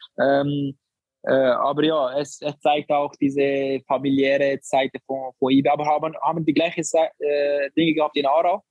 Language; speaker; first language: German; non-native, learner; Albanian